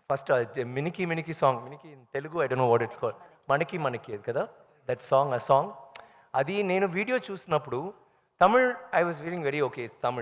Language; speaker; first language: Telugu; non-native, learner; Tamil